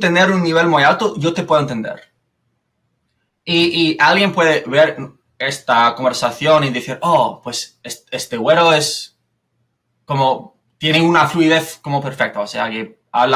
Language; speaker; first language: Spanish; non-native, fluent; English